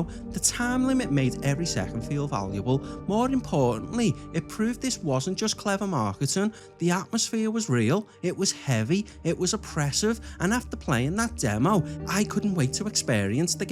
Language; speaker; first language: English; native; English